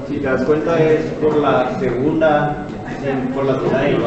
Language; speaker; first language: Spanish; native; Spanish